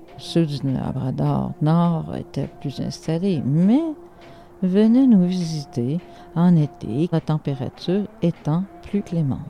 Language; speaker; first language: French; native; French